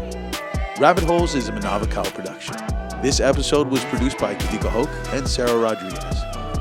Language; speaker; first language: English; native; English